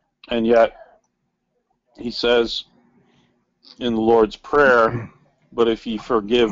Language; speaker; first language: English; native; English